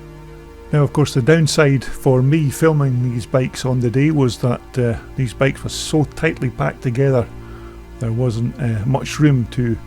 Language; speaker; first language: English; native; English